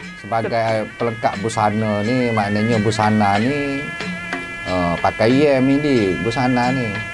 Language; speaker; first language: Malay; native; Malay